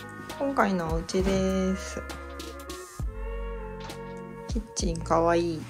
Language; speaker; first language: Japanese; native; Japanese